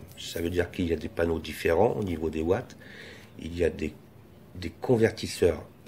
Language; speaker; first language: French; native; French